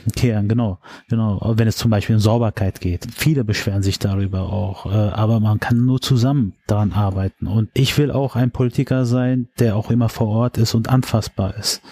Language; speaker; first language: German; early bilingual, other home language; Turkish